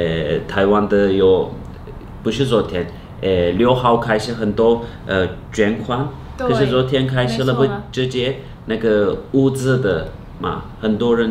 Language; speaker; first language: Chinese; non-native, fluent; Turkish